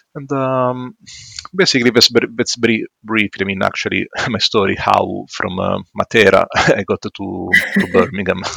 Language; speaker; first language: English; non-native, fluent; Italian